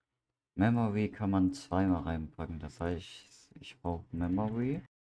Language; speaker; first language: German; native; German